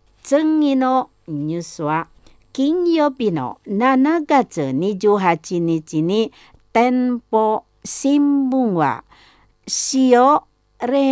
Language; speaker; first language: Japanese; non-native, fluent; Indonesian